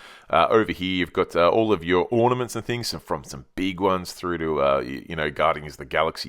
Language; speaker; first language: English; native; English